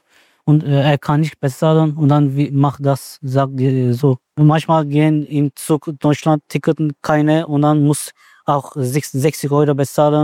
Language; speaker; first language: German; non-native, learner; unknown